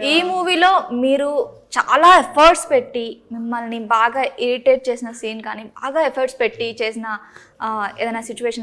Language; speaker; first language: Telugu; native; Telugu